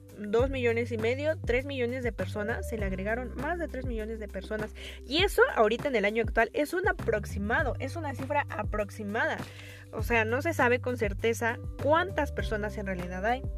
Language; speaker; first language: Spanish; native; Spanish